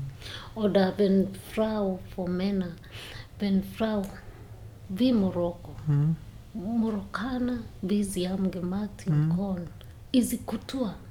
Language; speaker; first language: German; non-native, learner; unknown